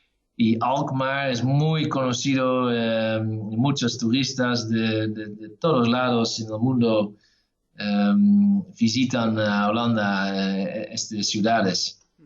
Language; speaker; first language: Spanish; non-native, fluent; Dutch